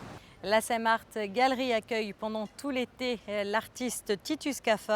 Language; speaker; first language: French; native; French